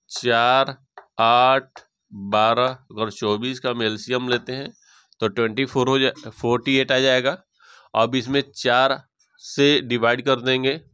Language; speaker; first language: Hindi; native; Hindi